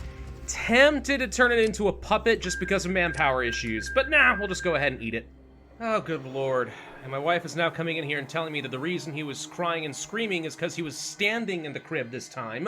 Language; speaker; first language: English; native; English